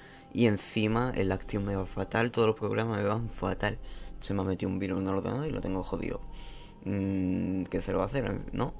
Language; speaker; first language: Spanish; native; Spanish